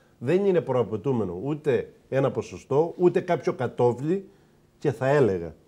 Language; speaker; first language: Greek; native; Greek